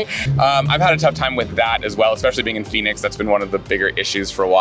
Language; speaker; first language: English; native; English